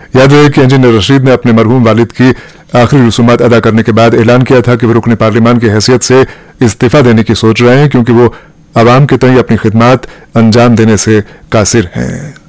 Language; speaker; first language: Urdu; non-native, local second language; Kashmiri